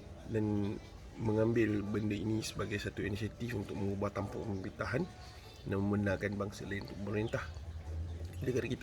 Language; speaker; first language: Malay; native; Malay